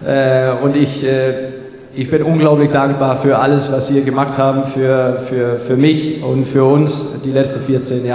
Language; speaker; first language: German; non-native, fluent; Danish